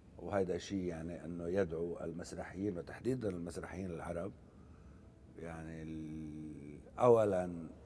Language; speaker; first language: Arabic; native; Arabic